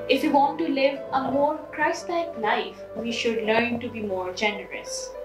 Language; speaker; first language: English; non-native, local second language; Urdu